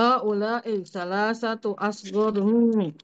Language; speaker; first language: Arabic; non-native, learner; Indonesian